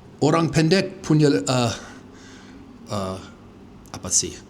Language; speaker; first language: Indonesian; non-native, fluent; English